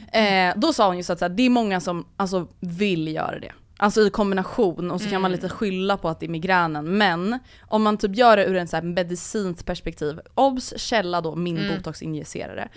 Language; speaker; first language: Swedish; native; Swedish